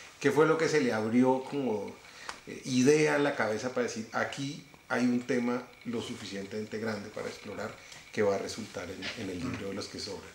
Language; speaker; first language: Spanish; native; Spanish